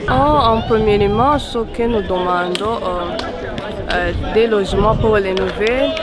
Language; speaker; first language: French; non-native, local second language; Rundi